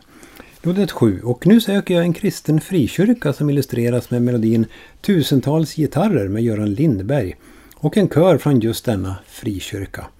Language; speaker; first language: Swedish; native; Swedish